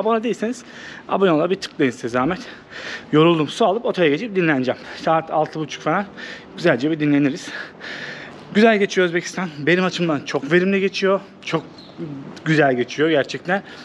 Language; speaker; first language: Turkish; native; Turkish